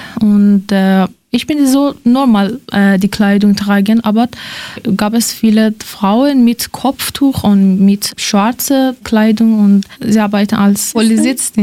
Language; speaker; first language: German; non-native, learner; Persian